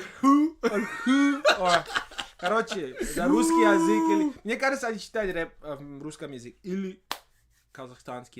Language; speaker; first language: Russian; non-native, fluent; English